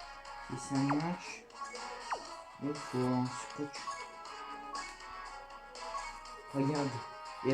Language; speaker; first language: French; native; French